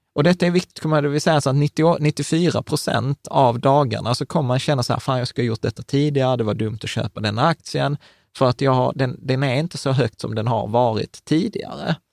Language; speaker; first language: Swedish; native; Swedish